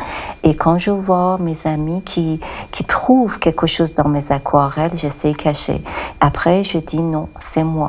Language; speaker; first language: French; non-native, learner; Persian